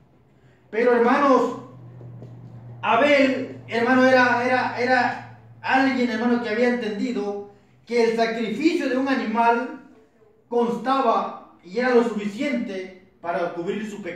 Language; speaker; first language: Spanish; native; Spanish